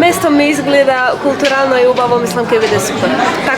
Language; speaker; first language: Macedonian; non-native, learner; Polish